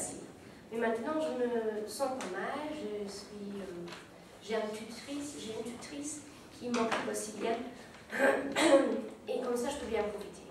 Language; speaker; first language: French; non-native, learner; German